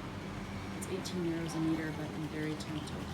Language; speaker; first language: English; native; English